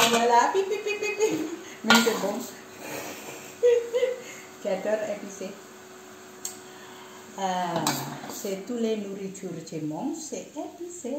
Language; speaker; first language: French; non-native, learner; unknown